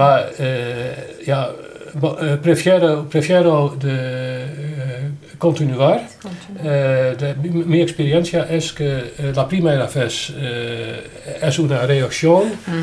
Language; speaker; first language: Spanish; non-native, learner; Portuguese